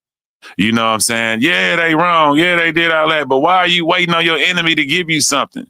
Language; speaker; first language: English; native; English